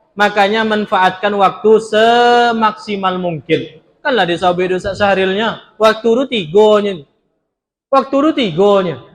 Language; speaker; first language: Malay; non-native, local second language; Minangkabau